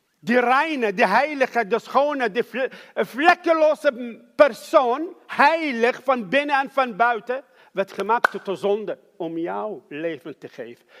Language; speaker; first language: Dutch; non-native, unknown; Arabic